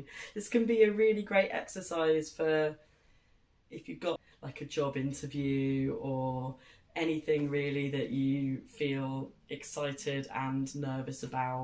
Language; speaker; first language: English; native; English